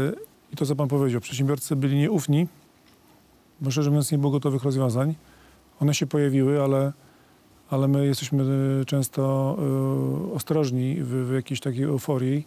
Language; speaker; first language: Polish; native; Polish